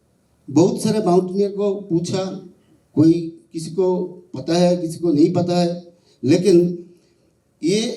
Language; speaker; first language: Hindi; non-native, local second language; Bangla